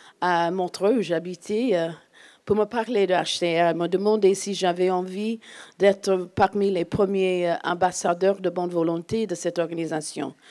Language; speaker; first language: French; non-native, fluent; English